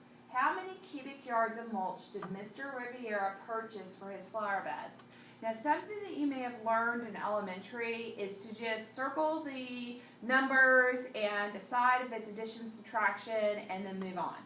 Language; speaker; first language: English; native; English